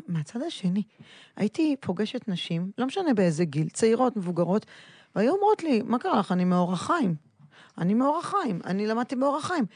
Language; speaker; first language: Hebrew; native; Hebrew